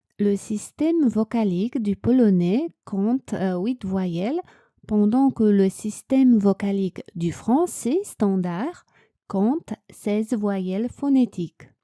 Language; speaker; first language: French; non-native, fluent; Polish